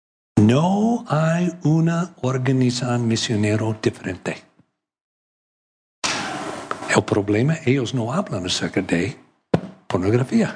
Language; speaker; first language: Spanish; non-native, learner; English